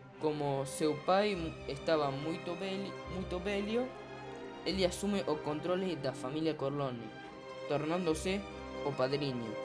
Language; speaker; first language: Portuguese; non-native, learner; Spanish